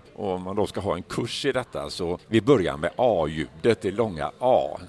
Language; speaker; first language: Swedish; native; Swedish